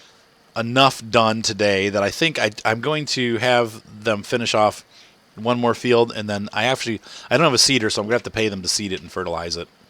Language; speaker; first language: English; native; English